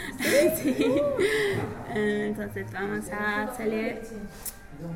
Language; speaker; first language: Spanish; non-native, learner; English